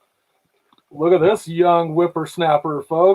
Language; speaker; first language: English; native; English